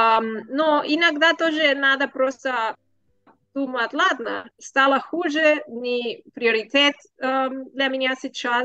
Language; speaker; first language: Russian; non-native, learner; Spanish